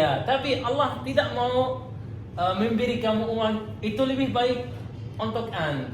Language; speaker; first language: Indonesian; non-native, learner; Arabic